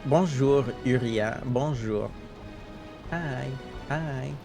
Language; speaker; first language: French; non-native, local second language; English